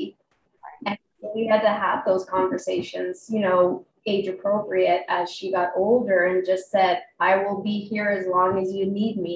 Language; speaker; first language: English; native; English